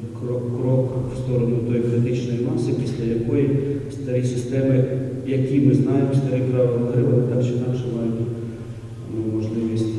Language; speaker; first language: Ukrainian; native; Ukrainian